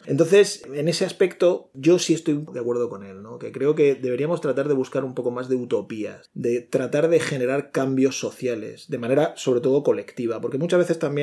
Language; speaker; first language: Spanish; native; Spanish